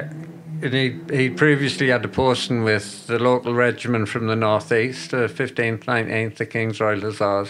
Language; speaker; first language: English; native; English